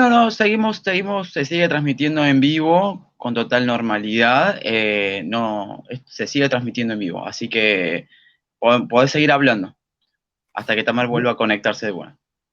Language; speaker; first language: Spanish; native; Spanish